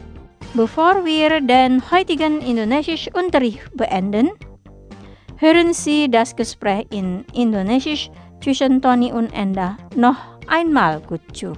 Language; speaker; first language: German; non-native, fluent; Indonesian